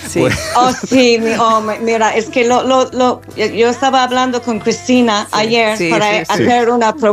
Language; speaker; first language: Spanish; non-native, fluent; English